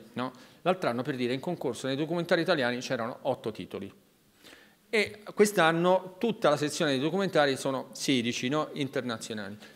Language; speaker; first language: Italian; native; Italian